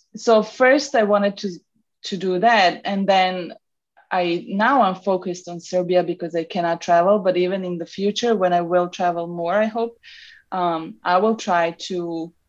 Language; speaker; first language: English; non-native, fluent; Serbian